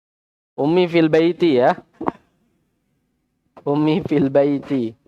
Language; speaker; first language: Arabic; non-native, fluent; Indonesian